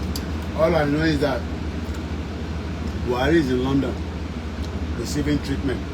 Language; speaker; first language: English; non-native, local second language; Yoruba